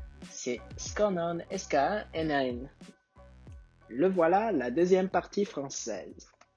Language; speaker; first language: French; non-native, learner; English